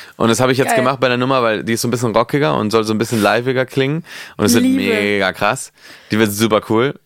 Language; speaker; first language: German; non-native, fluent; Spanish